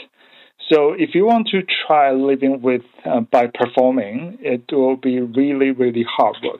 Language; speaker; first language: English; non-native, learner; Chinese